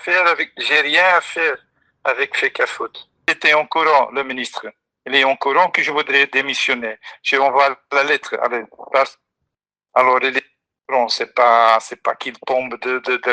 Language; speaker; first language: French; non-native, learner; Dutch